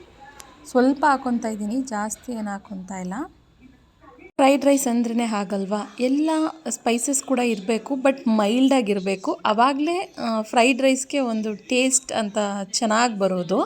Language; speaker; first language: Kannada; native; Kannada